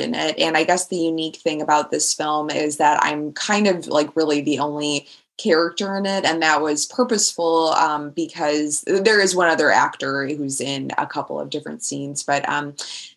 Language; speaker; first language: English; native; English